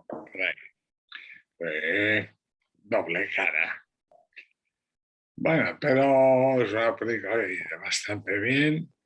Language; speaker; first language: Spanish; non-native, local second language; Catalan